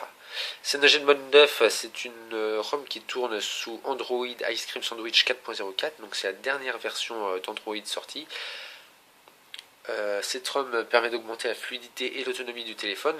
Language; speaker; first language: French; native; French